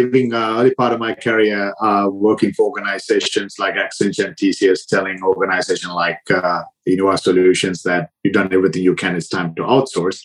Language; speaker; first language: English; non-native, local second language; Sinhala